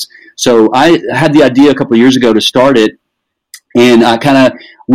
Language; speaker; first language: English; native; English